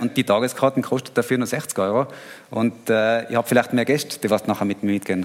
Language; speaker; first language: German; native; German